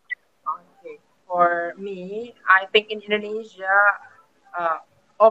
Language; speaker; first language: English; non-native, learner; Indonesian